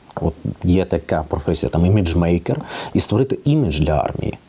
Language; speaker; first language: Ukrainian; non-native, local second language; Russian